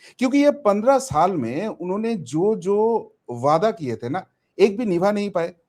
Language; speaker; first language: Hindi; non-native, local second language; Bangla